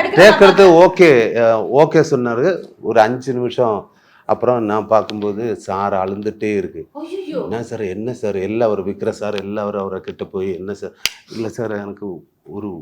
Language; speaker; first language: Tamil; non-native, learner; Malayalam